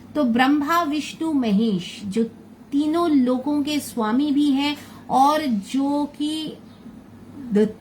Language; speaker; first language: Hindi; non-native, local second language; Bangla